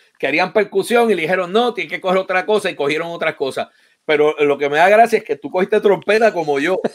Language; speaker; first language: Spanish; native; Spanish